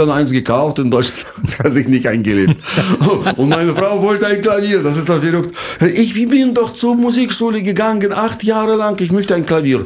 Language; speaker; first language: German; non-native, fluent; Russian